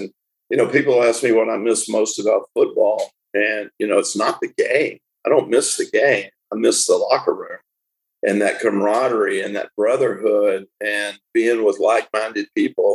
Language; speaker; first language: English; native; English